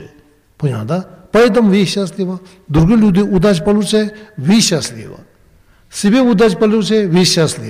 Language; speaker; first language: Russian; non-native, learner; Tibetan